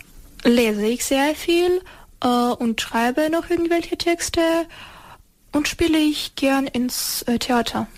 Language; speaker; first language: German; non-native, fluent; Ukrainian